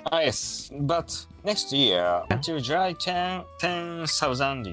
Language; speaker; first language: English; non-native, learner; Japanese